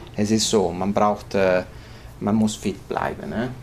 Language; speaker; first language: German; non-native, fluent; Italian